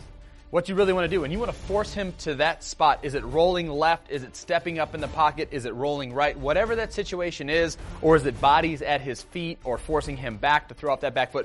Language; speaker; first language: English; native; English